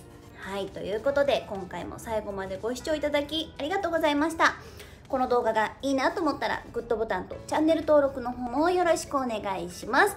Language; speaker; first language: Japanese; native; Japanese